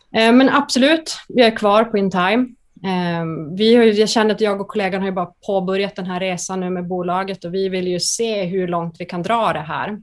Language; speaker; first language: Swedish; native; Swedish